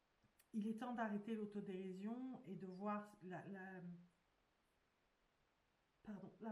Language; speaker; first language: French; native; French